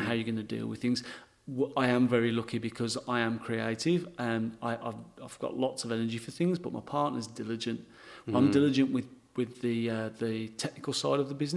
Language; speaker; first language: English; native; English